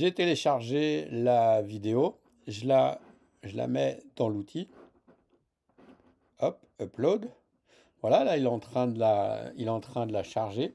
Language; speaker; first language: French; native; French